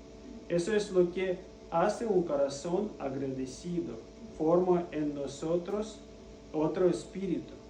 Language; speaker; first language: Spanish; non-native, fluent; Russian